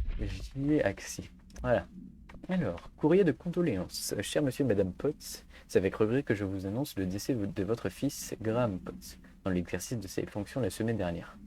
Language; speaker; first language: French; native; French